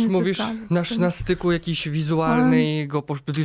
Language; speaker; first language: Polish; native; Polish